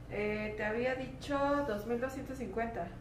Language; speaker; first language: Spanish; native; Spanish